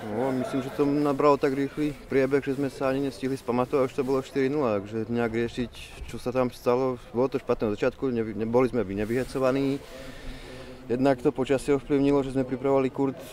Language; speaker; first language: Czech; non-native, local second language; Slovak